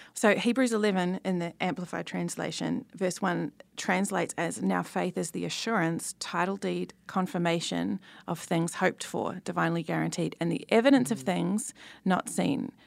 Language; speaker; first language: English; native; English